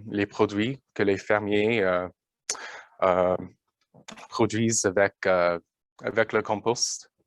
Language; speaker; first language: French; non-native, learner; English